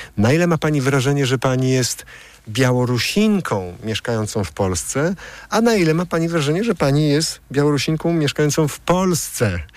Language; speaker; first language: Polish; native; Polish